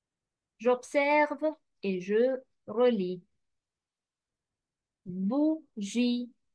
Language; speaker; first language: French; non-native, fluent; Arabic